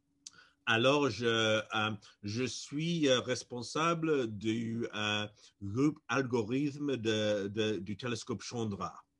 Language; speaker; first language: French; non-native, fluent; English